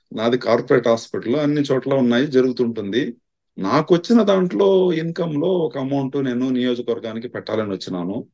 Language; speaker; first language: Telugu; non-native, local second language; Tamil